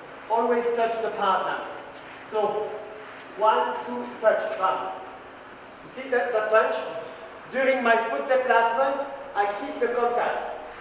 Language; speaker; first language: English; non-native, fluent; French